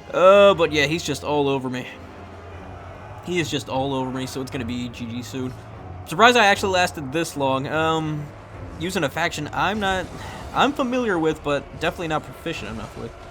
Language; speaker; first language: English; native; English